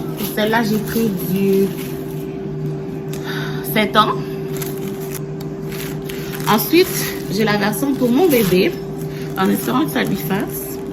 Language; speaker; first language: French; native; French